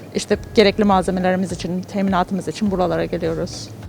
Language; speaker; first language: Turkish; native; Turkish